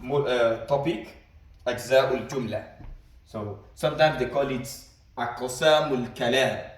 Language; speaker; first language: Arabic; non-native, fluent; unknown